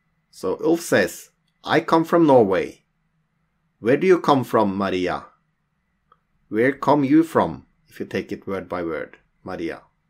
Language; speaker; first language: English; non-native, fluent; Norwegian